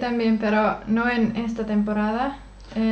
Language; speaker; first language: Spanish; non-native, learner; Finnish